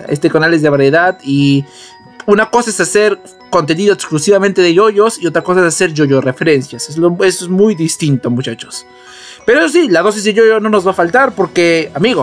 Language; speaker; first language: Spanish; native; Spanish